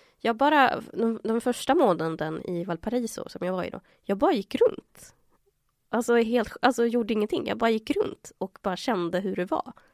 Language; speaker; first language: Swedish; early bilingual, other home language; Spanish